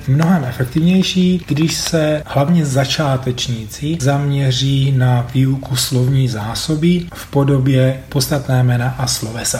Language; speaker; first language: Czech; native; Czech